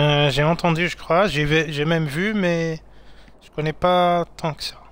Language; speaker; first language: French; non-native, local second language; Arabic